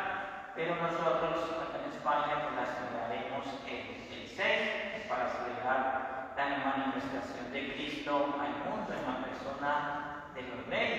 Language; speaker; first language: Spanish; native; Spanish